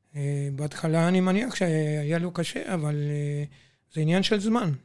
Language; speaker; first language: Hebrew; non-native, fluent; Spanish